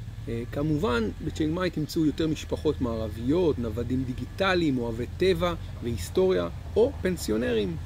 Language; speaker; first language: Hebrew; native; Hebrew